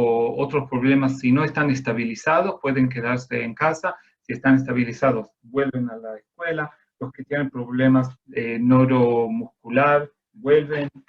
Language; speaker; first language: Spanish; non-native, fluent; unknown